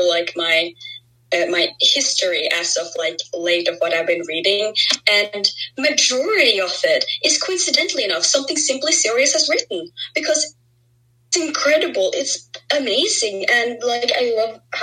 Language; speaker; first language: English; non-native, fluent; Norwegian